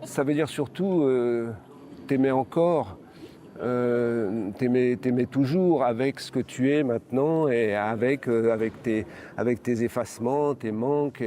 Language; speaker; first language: French; native; French